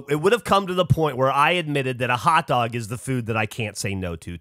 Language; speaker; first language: English; native; English